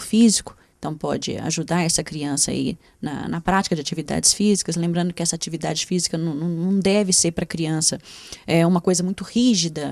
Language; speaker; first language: Portuguese; native; Portuguese